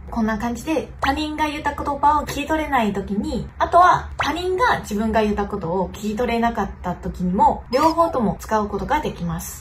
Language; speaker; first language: Japanese; non-native, fluent; Chinese